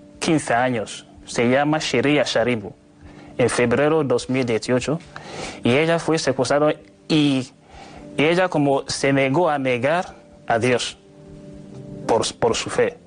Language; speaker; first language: Spanish; non-native, learner; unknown